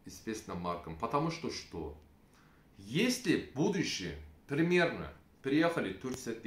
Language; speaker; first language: Russian; non-native, learner; Turkish